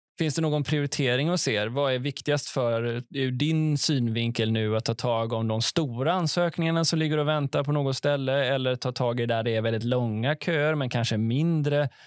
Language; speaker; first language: Swedish; native; Swedish